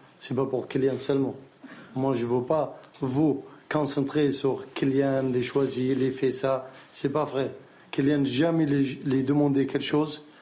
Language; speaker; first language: French; non-native, learner; Arabic